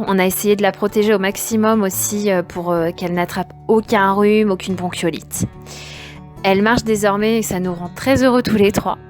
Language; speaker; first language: French; native; French